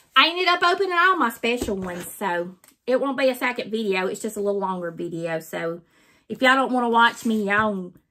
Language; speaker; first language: English; native; English